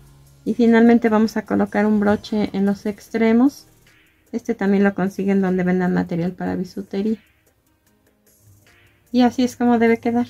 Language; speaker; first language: Spanish; native; Spanish